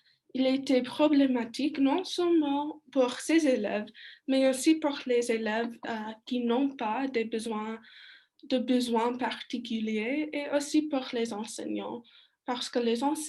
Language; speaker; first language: French; non-native, learner; English